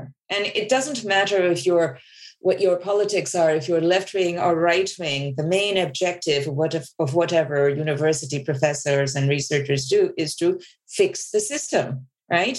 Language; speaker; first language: English; non-native, local second language; Bangla